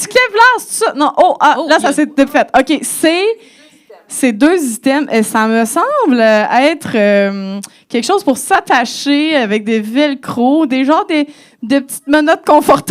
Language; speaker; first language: French; native; French